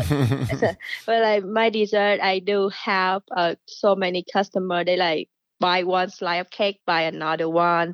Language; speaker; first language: English; non-native, fluent; Vietnamese